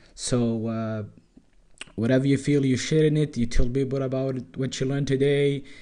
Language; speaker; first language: English; non-native, learner; Arabic